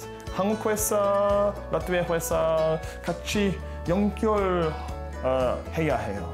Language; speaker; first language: Korean; non-native, learner; Latvian